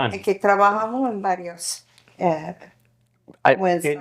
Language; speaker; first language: Spanish; non-native, fluent; English